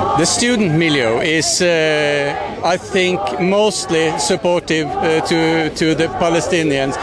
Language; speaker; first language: English; non-native, fluent; Norwegian